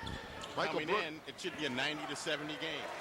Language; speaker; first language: English; native; English